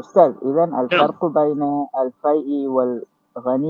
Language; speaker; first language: Arabic; non-native, learner; Malay